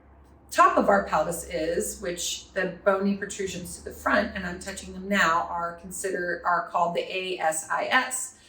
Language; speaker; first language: English; native; English